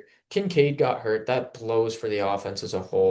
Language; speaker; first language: English; native; English